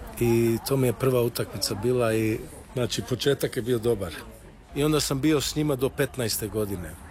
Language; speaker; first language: Croatian; early bilingual, heritage; Croatian